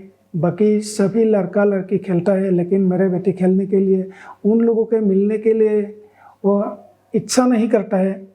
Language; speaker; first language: Hindi; non-native, local second language; Assamese